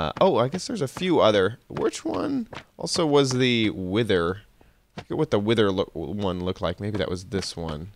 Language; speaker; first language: English; native; English